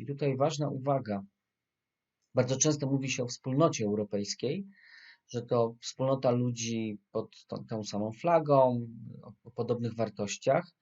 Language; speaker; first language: Polish; native; Polish